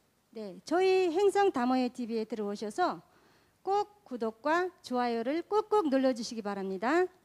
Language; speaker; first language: Korean; non-native, fluent; Kazakh